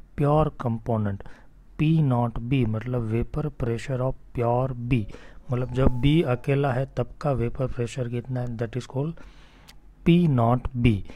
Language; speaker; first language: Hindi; non-native, local second language; Gujarati